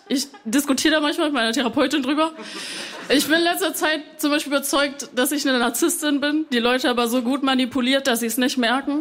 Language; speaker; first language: German; early bilingual, other home language; Spanish